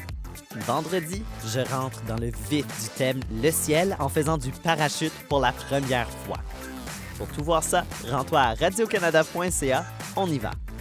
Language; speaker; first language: French; native; French